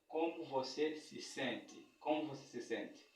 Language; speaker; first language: Portuguese; non-native, fluent; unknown